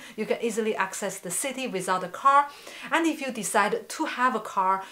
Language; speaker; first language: English; non-native, fluent; Chinese